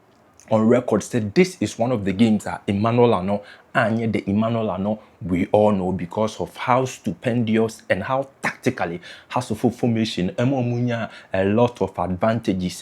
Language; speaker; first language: English; non-native, local second language; Akan